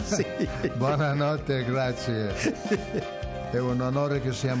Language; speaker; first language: Italian; early bilingual, heritage; English